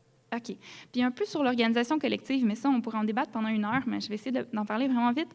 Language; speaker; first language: French; native; French